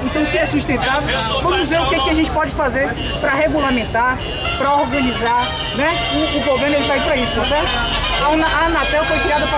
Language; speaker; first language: Portuguese; native; Portuguese